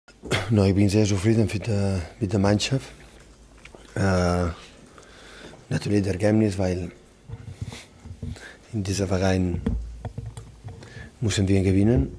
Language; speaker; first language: German; non-native, fluent; Spanish